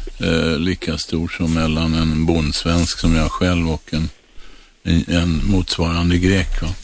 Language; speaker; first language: Swedish; native; Swedish